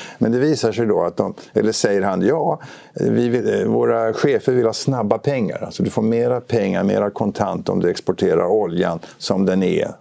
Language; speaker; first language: Swedish; native; Swedish